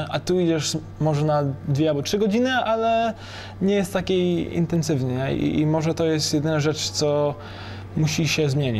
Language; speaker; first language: Polish; early bilingual, heritage; English